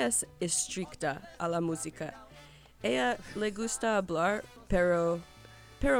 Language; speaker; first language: Spanish; non-native, learner; English